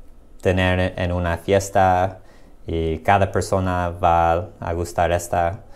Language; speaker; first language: Spanish; non-native, learner; English